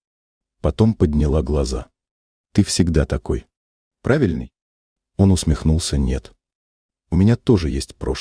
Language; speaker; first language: Russian; native; Russian